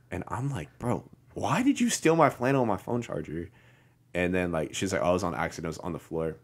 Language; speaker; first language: English; native; English